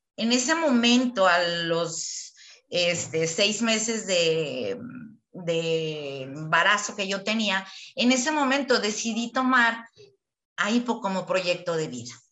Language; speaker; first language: Spanish; native; Spanish